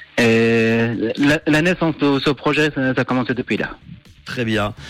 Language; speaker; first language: French; non-native, fluent; Persian